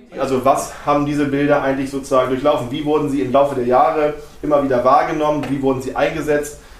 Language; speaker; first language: German; native; German